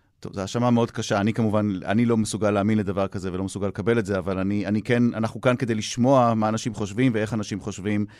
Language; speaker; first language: Hebrew; native; Hebrew